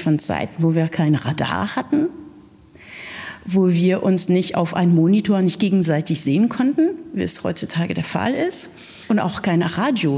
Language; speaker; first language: German; non-native, fluent; French